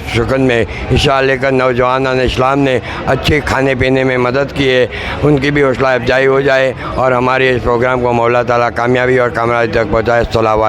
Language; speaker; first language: Hindi; non-native, local second language; Gujarati